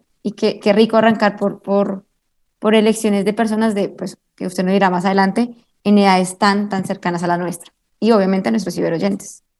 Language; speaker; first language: Spanish; native; Spanish